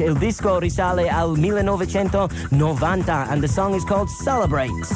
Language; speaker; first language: English; native; English